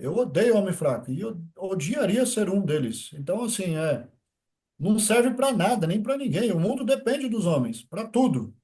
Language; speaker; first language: Portuguese; native; Portuguese